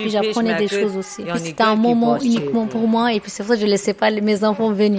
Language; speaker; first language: French; non-native, fluent; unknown